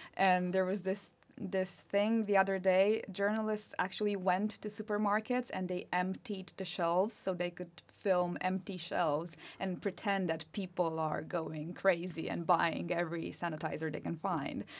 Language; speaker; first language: English; non-native, fluent; Romanian